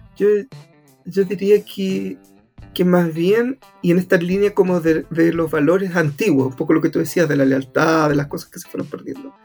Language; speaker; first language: Spanish; native; Spanish